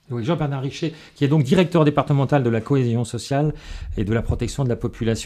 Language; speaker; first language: French; native; French